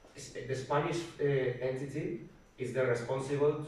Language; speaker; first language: English; non-native, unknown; Spanish